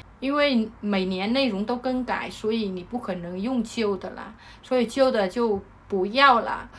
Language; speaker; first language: Chinese; non-native, fluent; Vietnamese